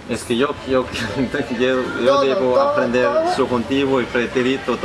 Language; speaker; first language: Spanish; non-native, learner; Danish